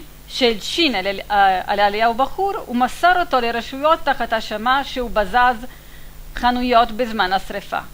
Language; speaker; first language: Hebrew; non-native, fluent; Italian